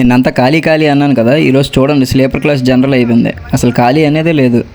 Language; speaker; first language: Telugu; native; Telugu